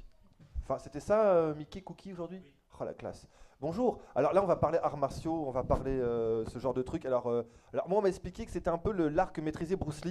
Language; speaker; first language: French; native; French